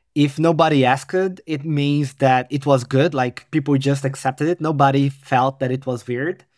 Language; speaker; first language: English; non-native, fluent; Portuguese